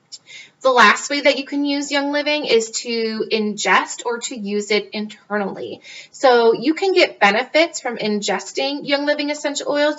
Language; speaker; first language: English; native; English